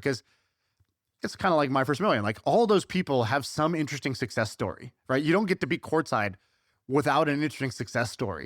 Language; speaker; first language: English; native; English